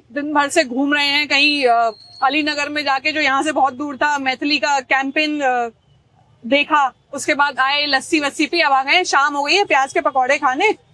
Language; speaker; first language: Hindi; native; Hindi